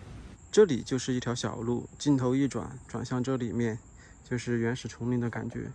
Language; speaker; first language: Chinese; native; Chinese